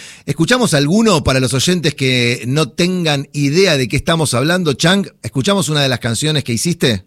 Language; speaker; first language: Spanish; native; Spanish